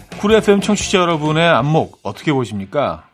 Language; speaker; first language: Korean; native; Korean